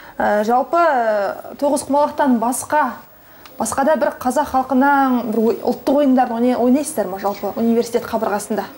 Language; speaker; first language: Kazakh; native; Kazakh